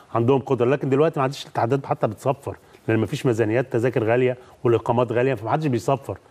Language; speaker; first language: Arabic; native; Arabic